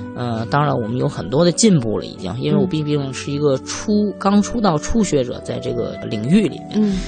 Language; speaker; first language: Chinese; native; Chinese